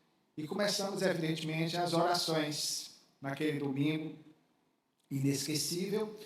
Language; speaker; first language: Portuguese; native; Portuguese